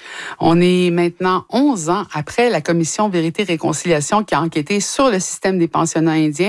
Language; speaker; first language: French; native; French